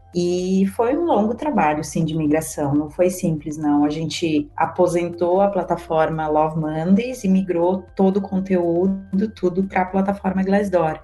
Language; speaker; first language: Portuguese; native; Portuguese